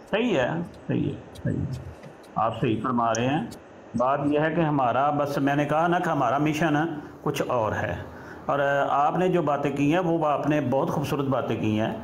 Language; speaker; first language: Urdu; non-native, local second language; Punjabi